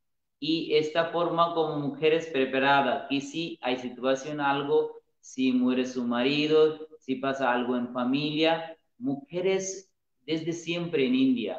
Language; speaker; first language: Spanish; non-native, learner; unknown